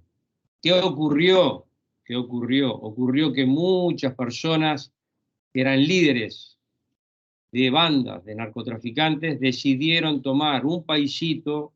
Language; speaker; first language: Spanish; native; Spanish